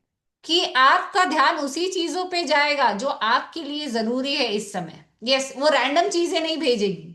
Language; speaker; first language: Hindi; native; Hindi